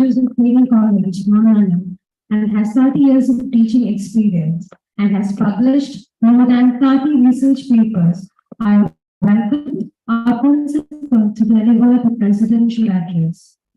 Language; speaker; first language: English; non-native, local second language; Malayalam